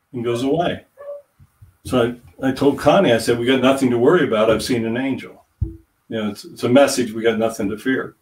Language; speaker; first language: English; native; English